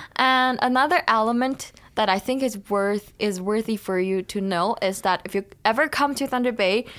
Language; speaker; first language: English; non-native, fluent; Chinese